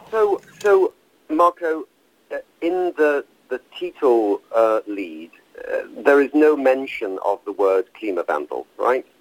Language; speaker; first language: English; native; English